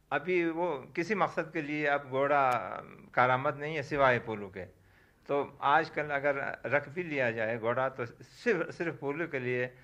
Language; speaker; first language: Urdu; non-native, local second language; Balti